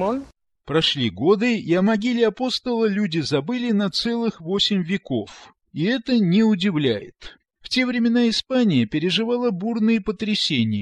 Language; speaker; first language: Russian; native; Russian